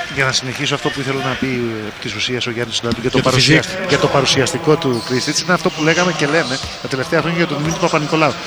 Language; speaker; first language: Greek; native; Greek